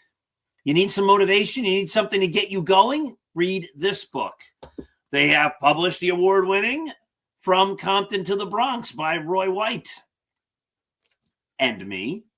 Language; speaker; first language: English; native; English